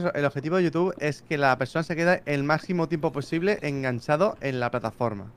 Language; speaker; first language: Spanish; native; Spanish